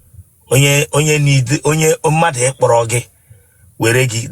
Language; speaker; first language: Igbo; native; Igbo